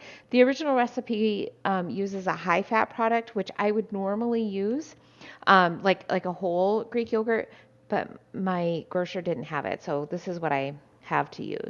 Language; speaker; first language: English; native; English